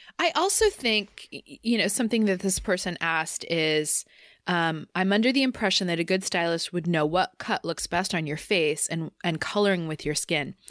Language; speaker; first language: English; native; English